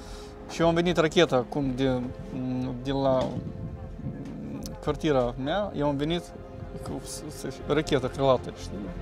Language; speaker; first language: Romanian; early bilingual, heritage; Romanian